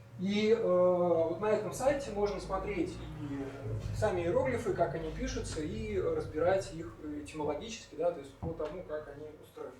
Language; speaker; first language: Russian; native; Russian